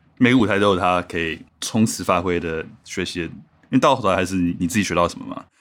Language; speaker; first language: Chinese; native; Chinese